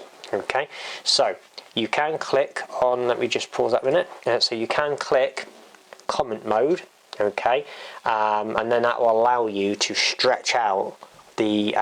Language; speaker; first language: English; native; English